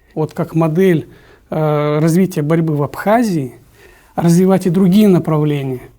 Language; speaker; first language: Russian; non-native, local second language; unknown